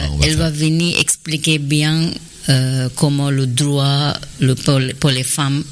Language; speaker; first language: French; non-native, learner; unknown